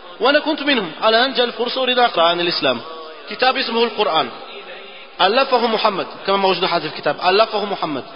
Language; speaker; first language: Arabic; non-native, fluent; Portuguese